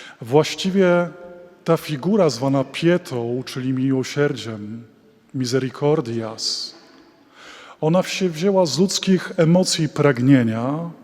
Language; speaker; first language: Polish; native; Polish